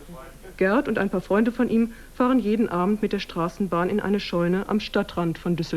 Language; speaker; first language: German; native; German